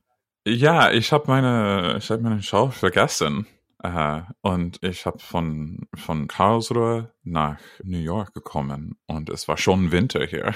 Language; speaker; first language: German; non-native, fluent; English